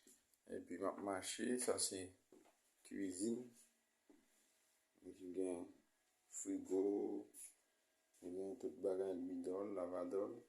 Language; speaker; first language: French; non-native, learner; Haitian Creole